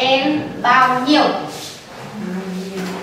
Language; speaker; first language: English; non-native, learner; Vietnamese